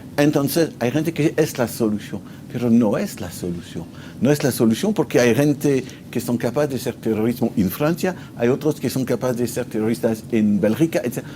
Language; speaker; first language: Spanish; non-native, fluent; French